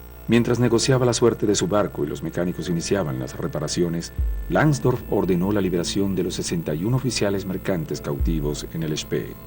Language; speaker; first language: Spanish; native; Spanish